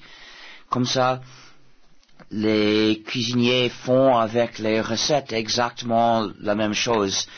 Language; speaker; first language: French; non-native, fluent; English